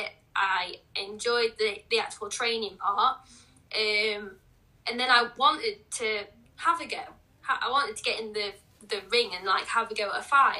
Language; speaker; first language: English; native; English